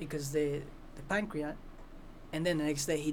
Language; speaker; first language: English; non-native, fluent; Spanish